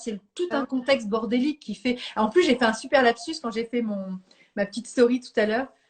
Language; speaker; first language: French; native; French